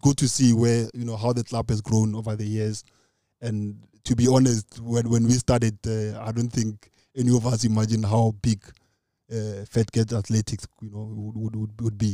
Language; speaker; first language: English; non-native, local second language; Northern Sotho